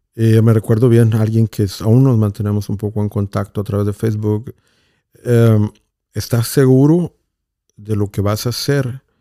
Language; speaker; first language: Spanish; native; Spanish